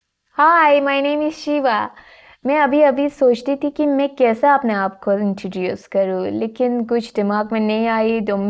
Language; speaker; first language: Hindi; non-native, fluent; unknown